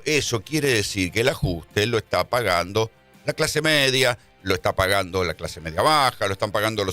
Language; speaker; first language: Spanish; native; Spanish